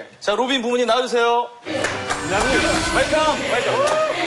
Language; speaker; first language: Korean; native; Korean